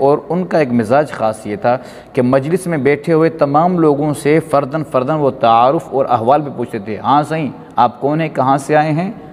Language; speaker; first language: Urdu; non-native, local second language; Pashto